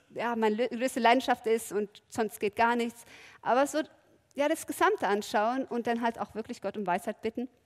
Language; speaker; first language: German; non-native, fluent; Norwegian